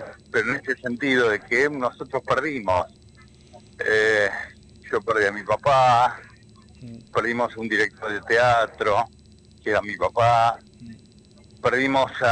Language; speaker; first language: Spanish; native; Spanish